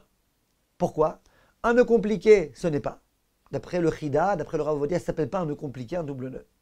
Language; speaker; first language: French; native; French